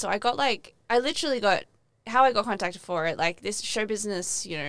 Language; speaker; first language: English; native; English